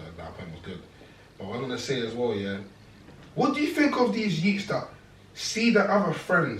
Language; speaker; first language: English; native; English